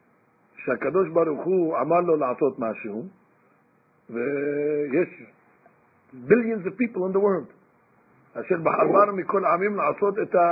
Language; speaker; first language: Hebrew; non-native, fluent; English